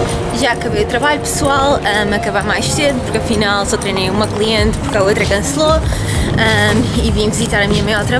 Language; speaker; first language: Portuguese; early bilingual, heritage; Portuguese